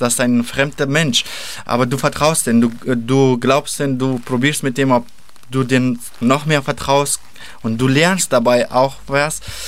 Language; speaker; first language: German; non-native, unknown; Persian